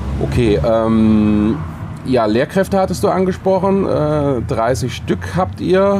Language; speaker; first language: German; native; German